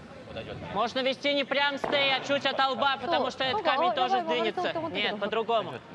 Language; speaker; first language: Russian; native; Russian